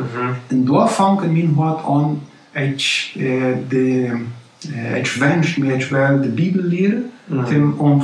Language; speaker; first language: German; non-native, learner; Plautdietsch